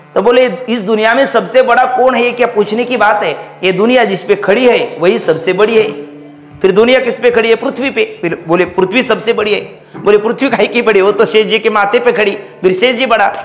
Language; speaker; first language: Hindi; non-native, local second language; Marathi